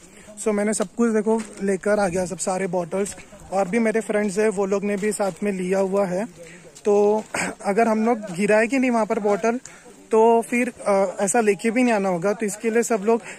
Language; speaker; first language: Hindi; native; Hindi